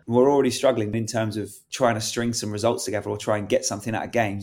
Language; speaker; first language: English; native; English